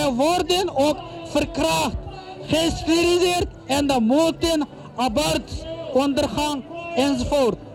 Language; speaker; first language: Dutch; non-native, learner; Uyghur